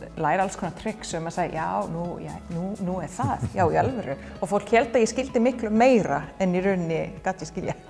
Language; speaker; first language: Icelandic; non-native, fluent; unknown